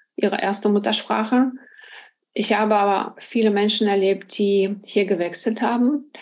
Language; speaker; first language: German; non-native, fluent; Ukrainian